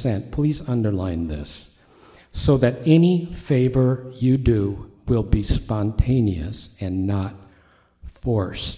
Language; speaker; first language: English; native; English